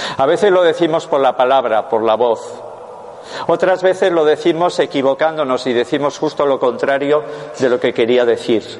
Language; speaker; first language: Spanish; non-native, local second language; Basque